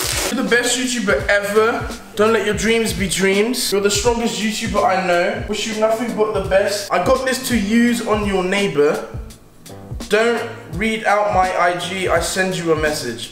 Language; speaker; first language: English; native; English